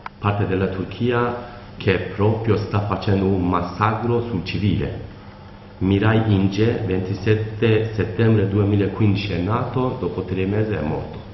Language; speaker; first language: Italian; non-native, learner; Kurdish